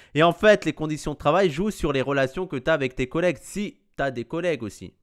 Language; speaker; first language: French; native; French